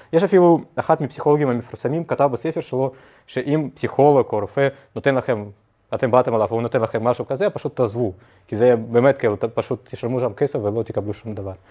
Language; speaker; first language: Hebrew; non-native, fluent; Russian